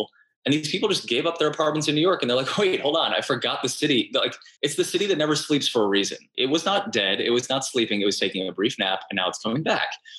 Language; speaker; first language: English; native; English